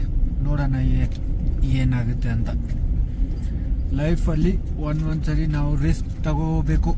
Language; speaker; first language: Kannada; non-native, fluent; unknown